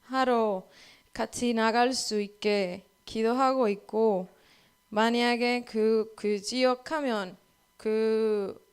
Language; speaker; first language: Korean; non-native, learner; Spanish